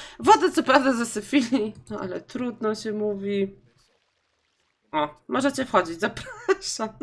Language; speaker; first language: Polish; native; Polish